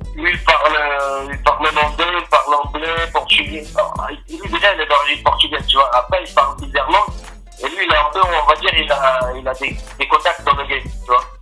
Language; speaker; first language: French; non-native, fluent; Portuguese